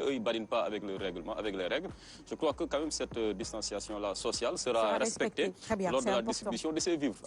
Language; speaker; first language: French; non-native, local second language; Wolof